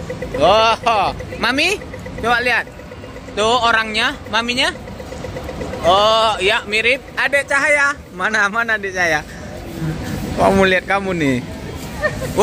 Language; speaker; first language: Indonesian; native; Indonesian